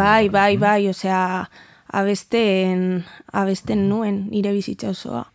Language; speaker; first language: Basque; non-native, learner; Spanish